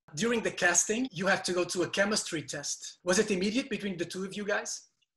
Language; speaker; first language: English; non-native, fluent; Portuguese